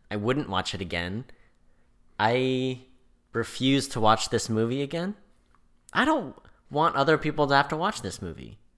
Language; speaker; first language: English; native; English